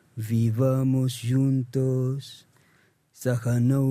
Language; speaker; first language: Portuguese; non-native, learner; English